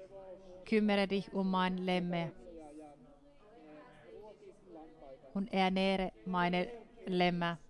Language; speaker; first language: German; non-native, fluent; Finnish